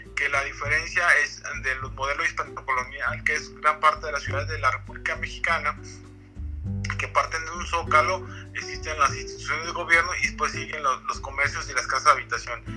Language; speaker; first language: Spanish; native; Spanish